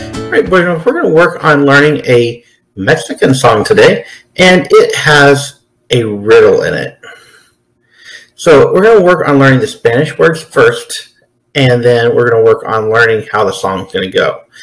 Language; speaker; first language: English; native; English